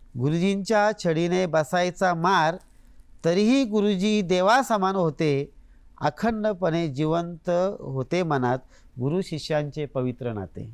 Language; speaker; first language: Marathi; native; Marathi